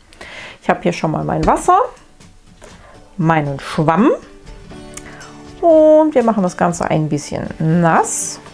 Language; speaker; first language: German; native; German